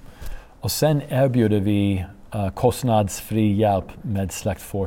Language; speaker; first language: Swedish; non-native, fluent; English